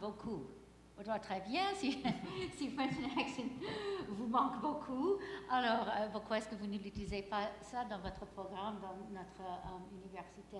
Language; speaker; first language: French; non-native, fluent; English